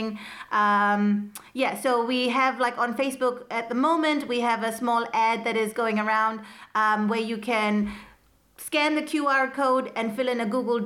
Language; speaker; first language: English; native; English